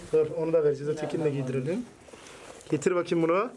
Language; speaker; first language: Turkish; native; Turkish